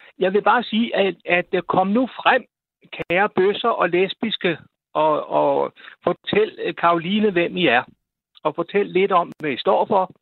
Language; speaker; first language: Danish; native; Danish